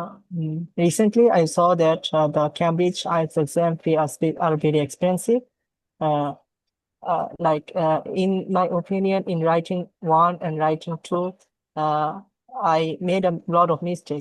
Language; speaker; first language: English; non-native, learner; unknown